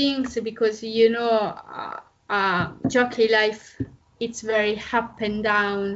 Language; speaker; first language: English; non-native, learner; Italian